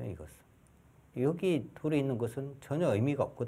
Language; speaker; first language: Korean; native; Korean